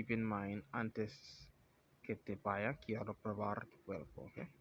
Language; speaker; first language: Spanish; non-native, fluent; English